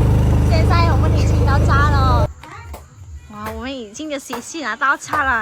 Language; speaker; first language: Chinese; non-native, learner; Vietnamese